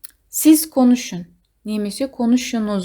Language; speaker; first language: Turkish; non-native, fluent; Kazakh